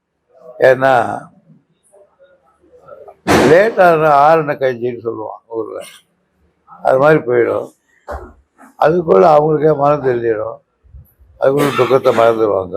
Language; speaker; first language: Tamil; native; Tamil